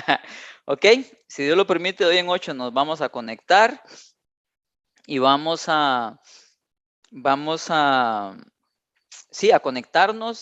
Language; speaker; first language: Spanish; native; Spanish